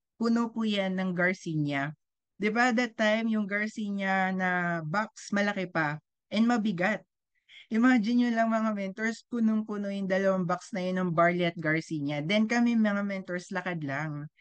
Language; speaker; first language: Filipino; native; Filipino